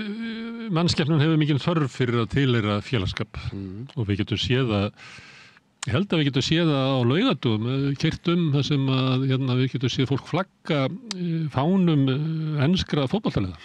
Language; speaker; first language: Icelandic; native; Icelandic